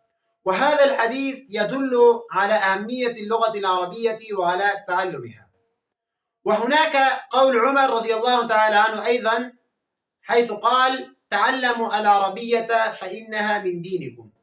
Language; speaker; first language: Arabic; non-native, fluent; Urdu